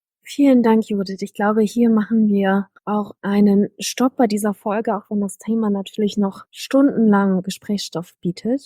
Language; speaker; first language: German; native; German